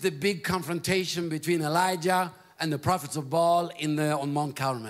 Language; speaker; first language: English; non-native, fluent; Norwegian